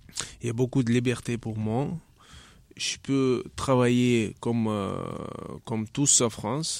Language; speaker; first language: French; non-native, learner; Chechen